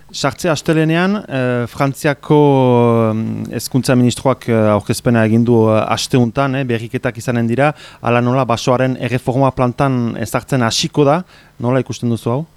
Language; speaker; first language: Basque; native; Basque